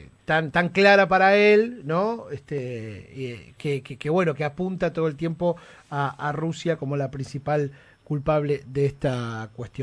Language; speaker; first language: Spanish; native; Spanish